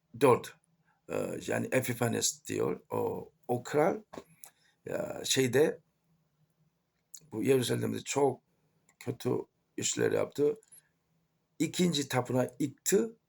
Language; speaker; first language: Turkish; non-native, fluent; Korean